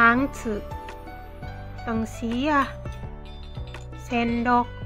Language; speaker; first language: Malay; non-native, local second language; Javanese